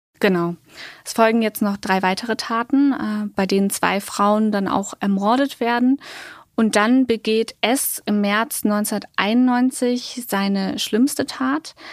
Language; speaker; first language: German; native; German